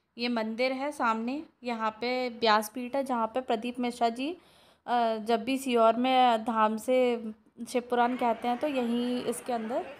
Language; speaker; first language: Hindi; native; Hindi